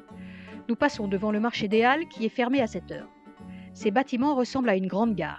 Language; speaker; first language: French; native; French